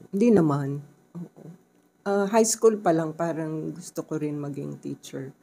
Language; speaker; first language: Filipino; native; Filipino